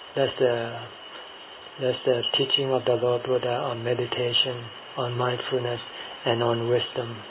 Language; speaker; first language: English; non-native, fluent; Thai